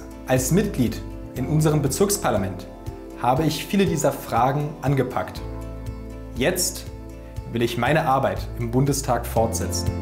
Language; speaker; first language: German; early bilingual, other home language; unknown